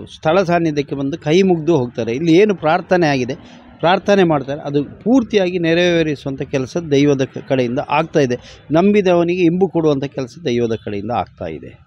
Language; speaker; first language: Kannada; native; Kannada